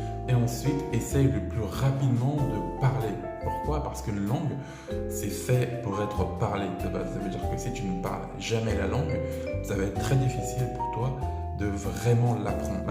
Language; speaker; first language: French; native; French